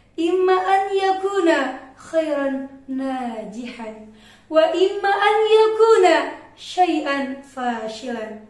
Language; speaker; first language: Arabic; non-native, learner; Indonesian